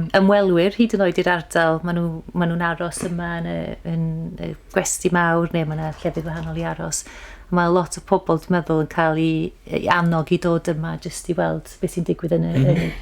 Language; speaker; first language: Welsh; native; Welsh